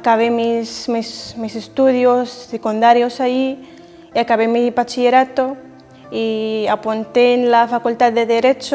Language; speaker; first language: Spanish; non-native, fluent; Arabic